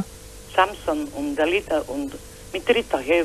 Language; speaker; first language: German; non-native, learner; Croatian